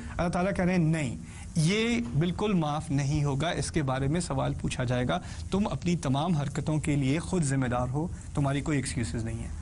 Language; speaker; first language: Urdu; early bilingual, heritage; Urdu